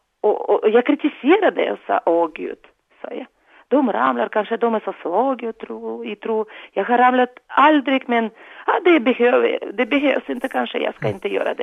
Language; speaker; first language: Swedish; non-native, learner; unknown